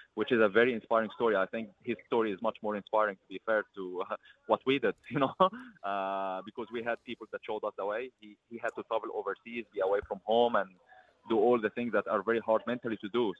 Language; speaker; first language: English; early bilingual, other home language; Arabic